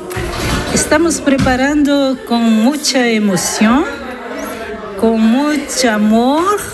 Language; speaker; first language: Spanish; non-native, fluent; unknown